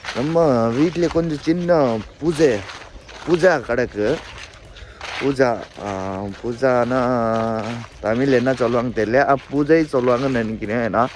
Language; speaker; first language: Tamil; non-native, learner; Nepali